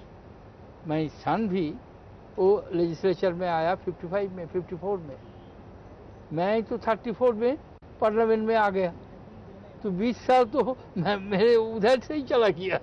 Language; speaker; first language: Hindi; non-native, local second language; Bangla